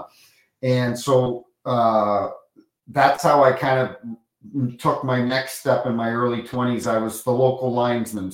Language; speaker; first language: English; native; English